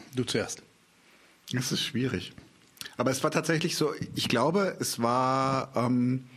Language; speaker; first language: German; early bilingual, other home language; Arabic